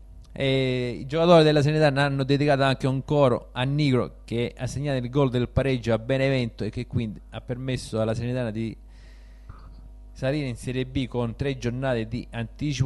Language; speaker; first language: Italian; native; Italian